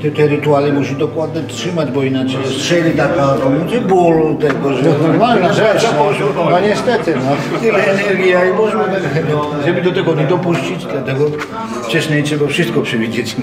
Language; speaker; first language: Polish; non-native, fluent; Georgian